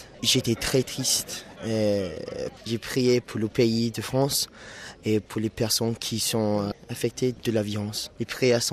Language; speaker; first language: French; non-native, learner; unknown